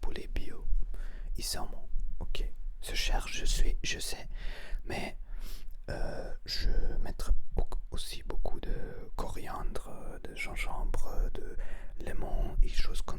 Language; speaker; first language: French; non-native, learner; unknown